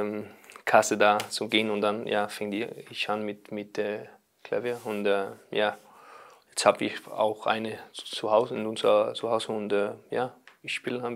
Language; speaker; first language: German; non-native, learner; Danish